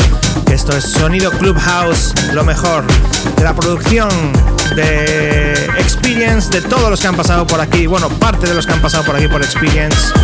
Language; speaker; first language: Spanish; native; Spanish